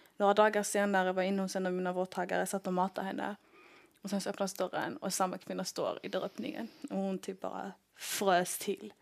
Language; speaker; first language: Swedish; early bilingual, other home language; Somali